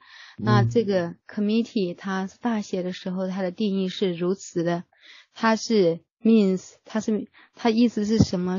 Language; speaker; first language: Chinese; native; Chinese